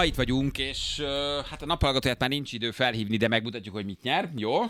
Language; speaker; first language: Hungarian; native; Hungarian